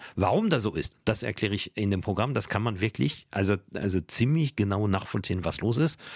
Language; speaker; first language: German; non-native, fluent; French